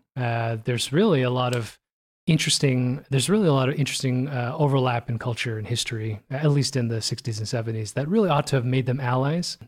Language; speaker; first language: English; early bilingual, other home language; Korean